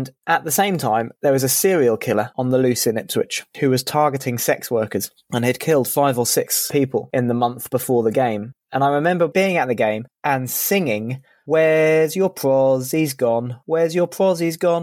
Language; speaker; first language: English; native; English